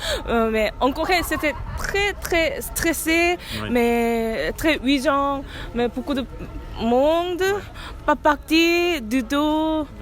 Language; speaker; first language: French; non-native, learner; Korean